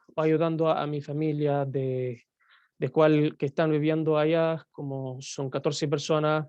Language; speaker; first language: Spanish; non-native, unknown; Arabic